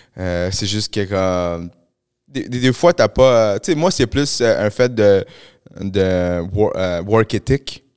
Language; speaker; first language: French; early bilingual, other home language; Spanish